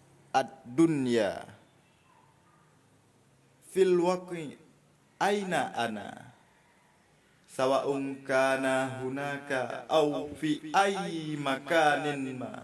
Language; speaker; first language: Arabic; non-native, learner; Achinese